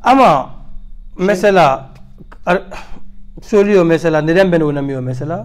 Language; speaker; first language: Turkish; non-native, learner; French